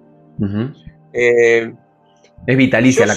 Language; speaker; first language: Spanish; native; Spanish